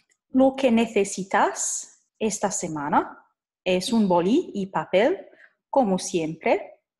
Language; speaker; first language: Spanish; non-native, fluent; English